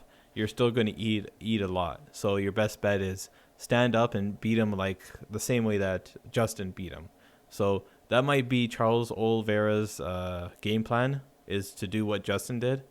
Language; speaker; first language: English; native; English